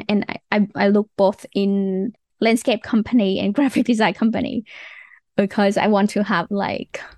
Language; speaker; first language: English; non-native, fluent; Vietnamese